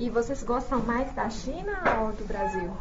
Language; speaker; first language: Portuguese; non-native, fluent; Chinese